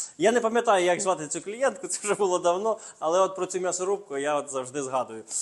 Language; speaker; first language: Ukrainian; non-native, local second language; Russian